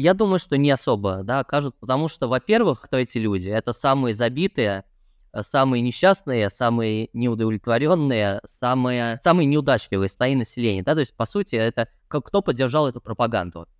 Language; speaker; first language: Russian; native; Russian